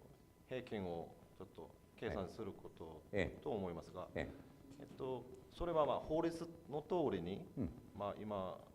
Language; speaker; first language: Japanese; non-native, fluent; Korean